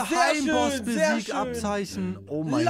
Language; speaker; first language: German; native; German